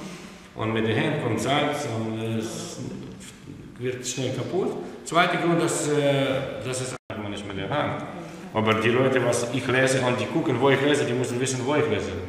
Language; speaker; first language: German; non-native, learner; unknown